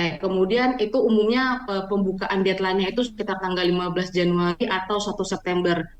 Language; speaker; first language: Indonesian; native; Indonesian